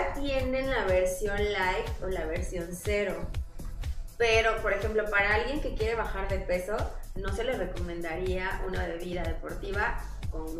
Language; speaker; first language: Spanish; native; Spanish